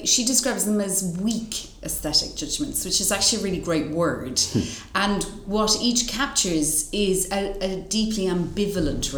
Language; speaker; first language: English; native; English